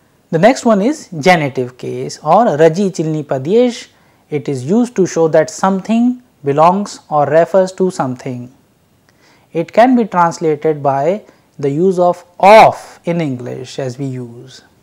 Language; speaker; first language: English; non-native, local second language; Hindi